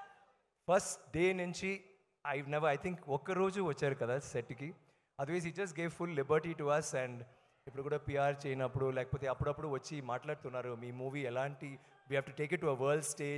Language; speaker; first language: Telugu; non-native, learner; Tamil